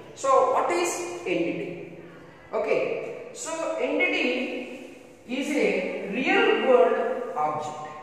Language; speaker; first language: English; non-native, local second language; Telugu